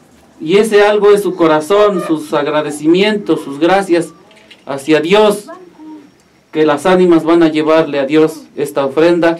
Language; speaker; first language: Spanish; native; Spanish